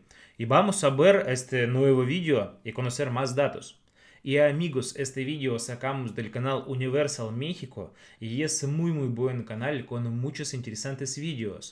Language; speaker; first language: Spanish; non-native, fluent; Russian